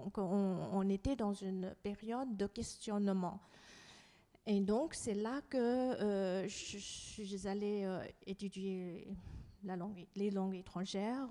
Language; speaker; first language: French; non-native, fluent; Chinese